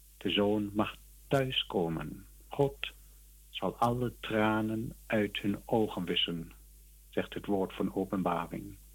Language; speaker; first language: Dutch; native; Dutch